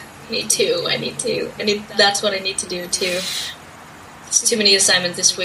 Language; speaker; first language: English; non-native, fluent; Vietnamese